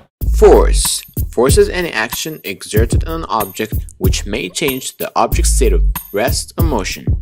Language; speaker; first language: English; non-native, fluent; Arabic